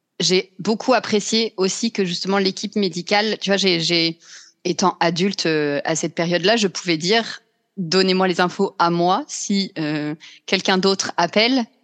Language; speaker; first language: French; native; French